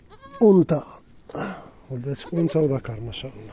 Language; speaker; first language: Arabic; native; Arabic